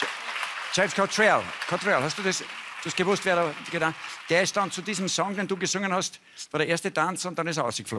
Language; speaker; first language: German; native; German